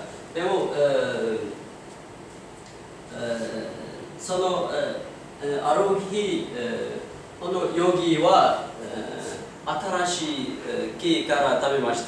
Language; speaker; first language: Japanese; non-native, learner; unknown